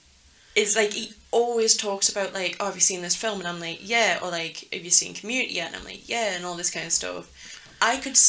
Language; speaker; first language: English; native; English